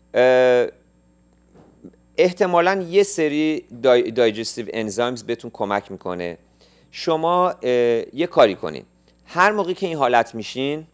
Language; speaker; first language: Persian; native; Persian